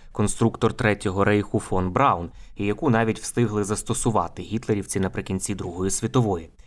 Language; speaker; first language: Ukrainian; native; Ukrainian